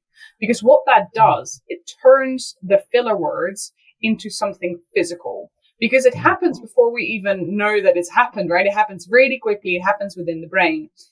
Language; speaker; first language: English; non-native, fluent; Dutch